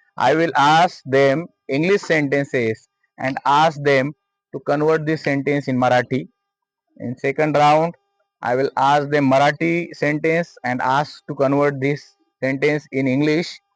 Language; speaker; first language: English; non-native, local second language; Marathi